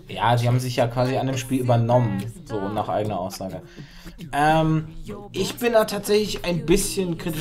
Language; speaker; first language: German; native; German